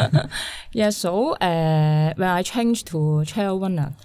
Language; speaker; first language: English; non-native, learner; Cantonese